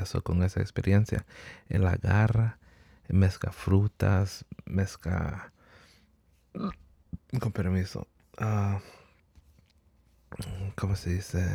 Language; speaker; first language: Spanish; early bilingual, heritage; Spanish